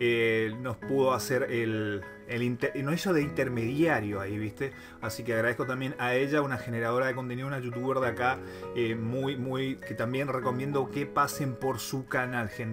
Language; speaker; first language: Spanish; native; Spanish